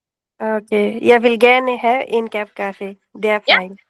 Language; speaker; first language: Danish; non-native, learner; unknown